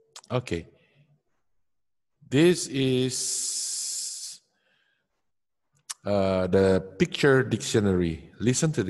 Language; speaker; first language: English; non-native, fluent; Indonesian